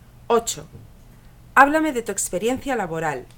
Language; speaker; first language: Spanish; non-native, learner; English